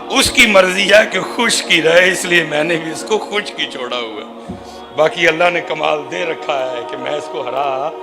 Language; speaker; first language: Urdu; non-native, local second language; Punjabi